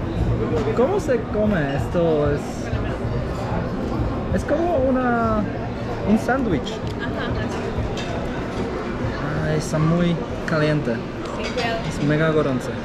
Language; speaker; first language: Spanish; non-native, learner; Polish